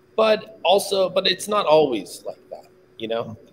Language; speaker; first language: English; native; English